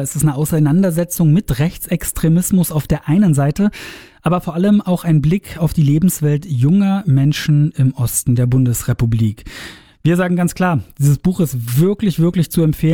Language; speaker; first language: German; native; German